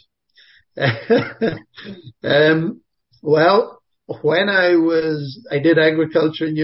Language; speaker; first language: English; native; English